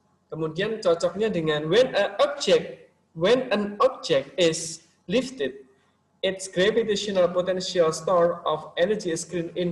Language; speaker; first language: English; non-native, local second language; Indonesian